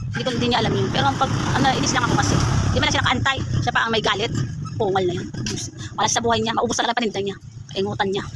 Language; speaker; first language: Filipino; native; Filipino